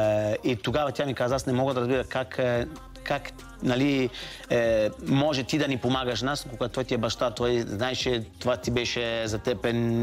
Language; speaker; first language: Bulgarian; non-native, fluent; Italian